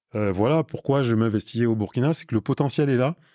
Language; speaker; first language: French; native; French